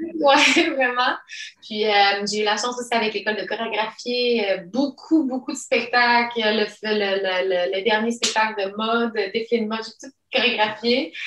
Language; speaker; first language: French; early bilingual, other home language; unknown